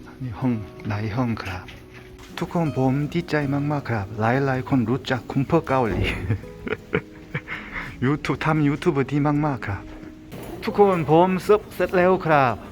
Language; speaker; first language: Thai; non-native, learner; Korean